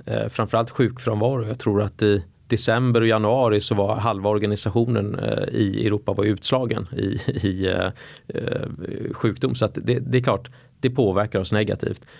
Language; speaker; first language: Swedish; native; Swedish